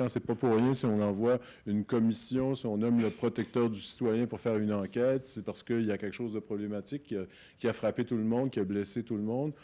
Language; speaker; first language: French; native; French